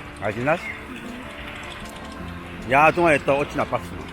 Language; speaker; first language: Russian; non-native, learner; Korean